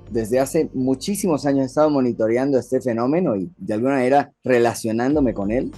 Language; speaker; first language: Spanish; native; Spanish